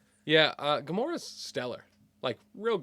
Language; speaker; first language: English; native; English